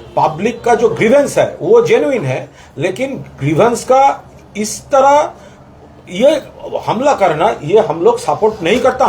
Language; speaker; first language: Hindi; non-native, local second language; Bangla